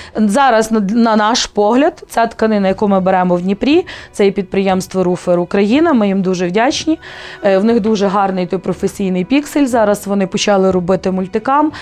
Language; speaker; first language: Ukrainian; native; Ukrainian